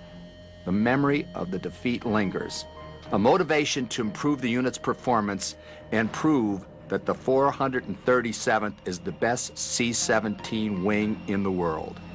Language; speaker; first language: English; native; English